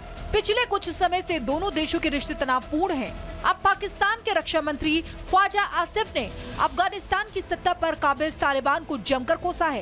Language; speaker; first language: Hindi; native; Hindi